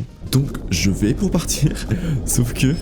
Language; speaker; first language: French; native; French